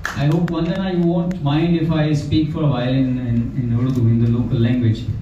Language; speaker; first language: English; non-native, local second language; Urdu